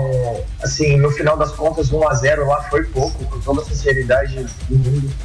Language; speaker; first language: Portuguese; native; Portuguese